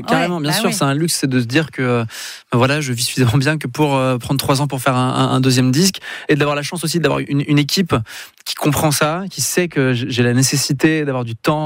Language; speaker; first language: French; native; French